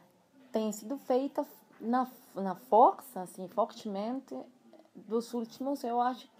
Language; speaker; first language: Portuguese; non-native, fluent; Spanish